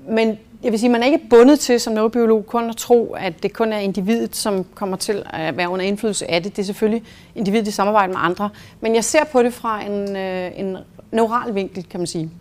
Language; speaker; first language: Danish; native; Danish